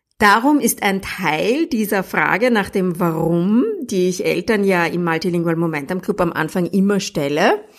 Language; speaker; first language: German; native; German